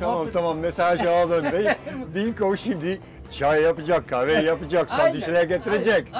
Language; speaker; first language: Turkish; non-native, fluent; Dutch